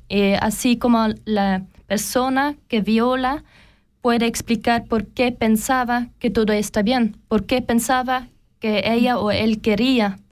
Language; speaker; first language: Spanish; non-native, learner; German